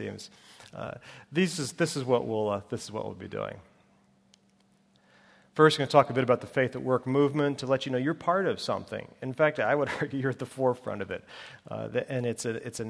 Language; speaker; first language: English; native; English